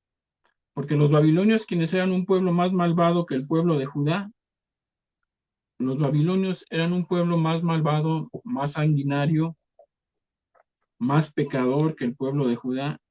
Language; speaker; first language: Spanish; native; Spanish